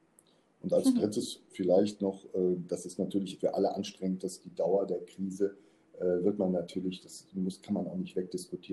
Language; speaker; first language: German; native; German